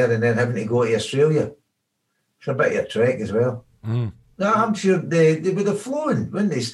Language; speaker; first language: English; native; English